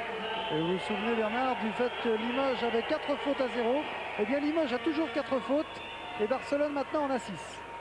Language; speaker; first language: French; native; French